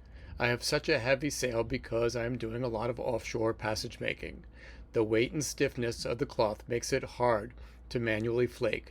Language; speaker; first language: English; native; English